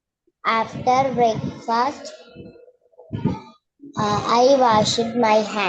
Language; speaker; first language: English; non-native, learner; Malayalam